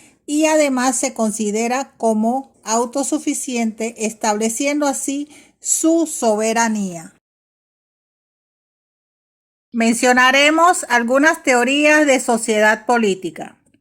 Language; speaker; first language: Spanish; native; Spanish